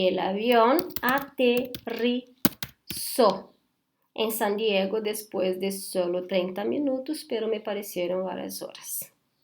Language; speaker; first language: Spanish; non-native, fluent; Portuguese